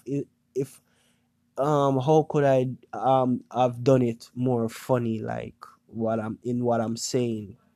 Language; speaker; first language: English; non-native, local second language; Jamaican Creole English